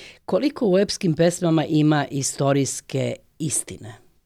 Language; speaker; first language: Serbian; native; Serbian